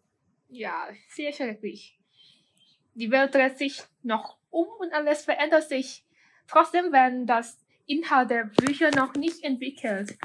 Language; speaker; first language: German; non-native, fluent; Thai